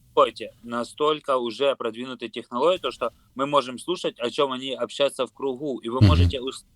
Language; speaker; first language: Russian; non-native, local second language; Ukrainian